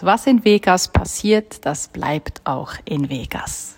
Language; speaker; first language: German; native; German